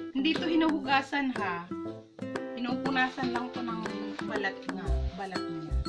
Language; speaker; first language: Filipino; non-native, local second language; Waray